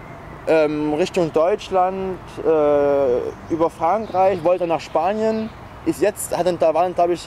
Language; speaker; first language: German; native; German